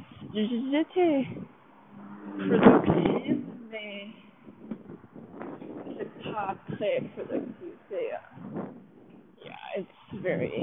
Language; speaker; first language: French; non-native, learner; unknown